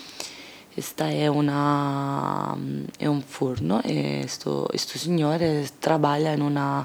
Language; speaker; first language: Italian; non-native, learner; Portuguese